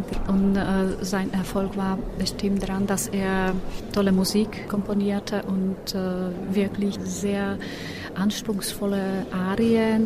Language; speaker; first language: German; non-native, fluent; Slovak